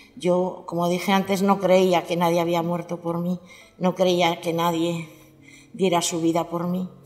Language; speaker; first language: Spanish; native; Spanish